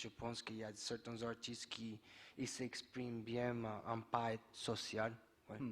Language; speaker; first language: French; non-native, fluent; English